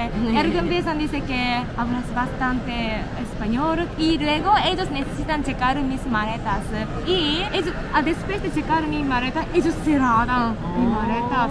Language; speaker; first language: Spanish; non-native, learner; Japanese